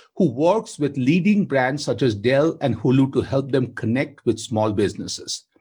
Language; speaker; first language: English; non-native, local second language; Bangla